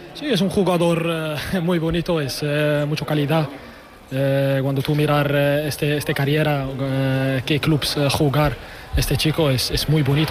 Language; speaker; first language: Spanish; non-native, learner; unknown